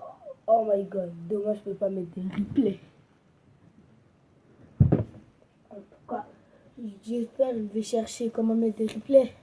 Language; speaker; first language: French; native; French